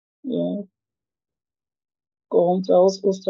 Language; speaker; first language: German; non-native, learner; Bangla